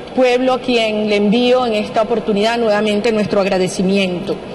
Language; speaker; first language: Spanish; native; Spanish